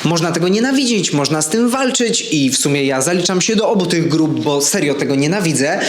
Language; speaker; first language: Polish; native; Polish